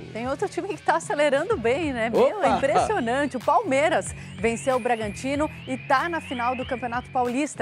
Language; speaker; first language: Portuguese; native; Portuguese